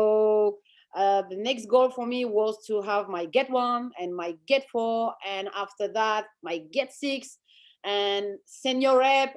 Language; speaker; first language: English; non-native, fluent; French